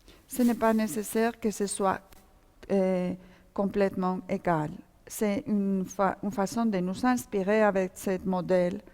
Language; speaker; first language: French; non-native, fluent; Spanish